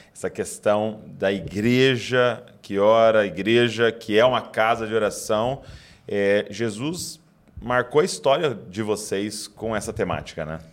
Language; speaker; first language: Portuguese; native; Portuguese